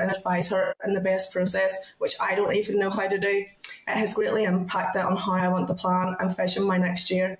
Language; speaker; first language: English; native; English